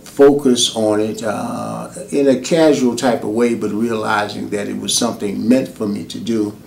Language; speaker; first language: English; native; English